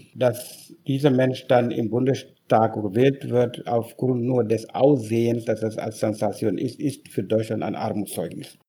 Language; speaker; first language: German; non-native, fluent; Wolof